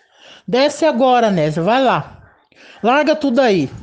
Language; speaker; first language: Portuguese; native; Portuguese